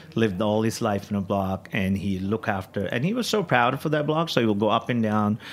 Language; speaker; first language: English; non-native, local second language; Punjabi